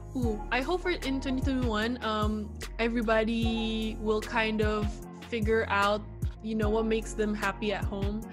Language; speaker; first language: English; early bilingual, other home language; Indonesian